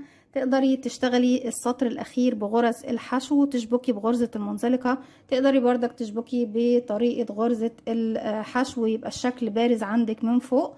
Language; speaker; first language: Arabic; native; Arabic